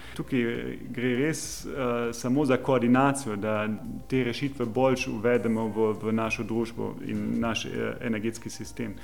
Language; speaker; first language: Slovenian; non-native, fluent; German